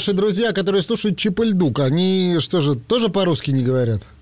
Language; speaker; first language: Russian; native; Russian